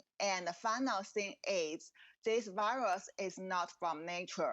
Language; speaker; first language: English; non-native, fluent; Chinese